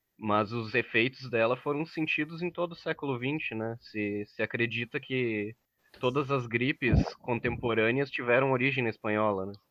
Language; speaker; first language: Portuguese; native; Portuguese